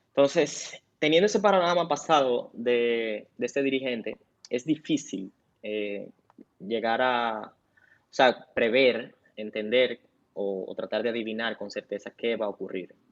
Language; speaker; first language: Spanish; native; Spanish